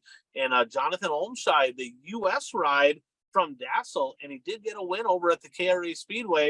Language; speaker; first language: English; native; English